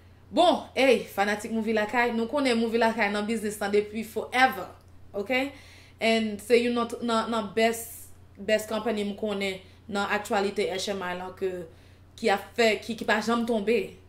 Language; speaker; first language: French; native; French